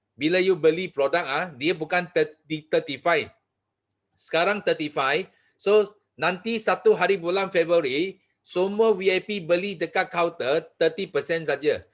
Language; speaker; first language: Malay; non-native, local second language; Chinese